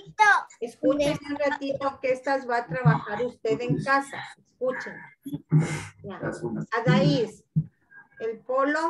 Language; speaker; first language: Spanish; native; Spanish